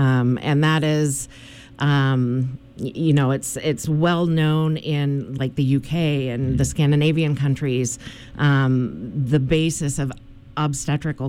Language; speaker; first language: English; native; English